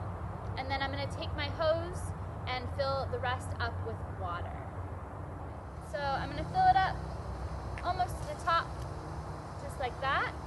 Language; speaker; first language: English; native; English